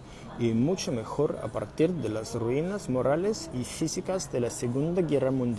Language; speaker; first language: Spanish; non-native, learner; Russian